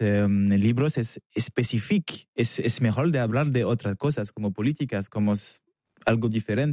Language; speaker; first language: Spanish; non-native, learner; French